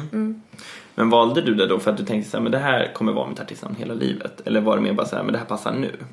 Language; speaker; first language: Swedish; native; Swedish